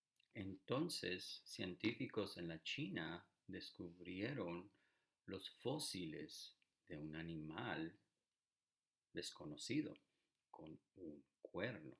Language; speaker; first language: Spanish; early bilingual, heritage; Spanish